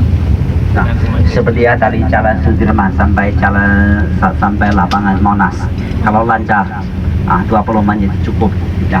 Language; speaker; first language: Indonesian; non-native, fluent; Chinese